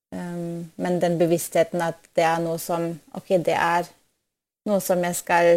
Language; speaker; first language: Norwegian; non-native, fluent; German